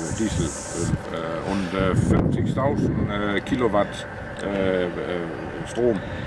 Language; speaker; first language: German; non-native, learner; Danish